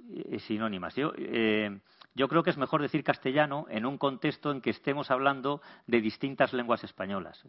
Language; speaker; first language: Spanish; native; Spanish